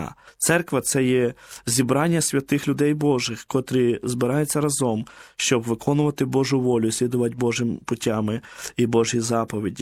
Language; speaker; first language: Ukrainian; native; Ukrainian